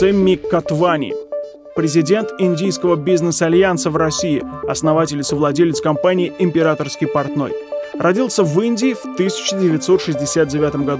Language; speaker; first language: Russian; native; Russian